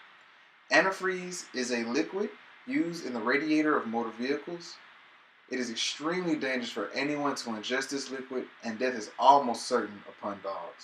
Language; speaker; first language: English; native; English